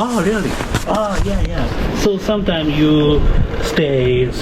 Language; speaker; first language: English; non-native, learner; Japanese